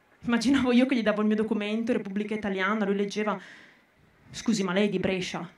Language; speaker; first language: Italian; native; Italian